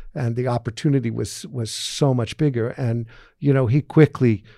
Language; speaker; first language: English; native; English